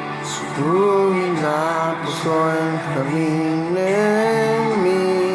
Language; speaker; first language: Spanish; native; Spanish